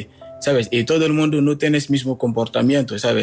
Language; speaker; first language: Spanish; non-native, learner; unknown